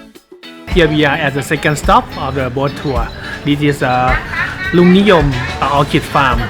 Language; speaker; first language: English; non-native, learner; Thai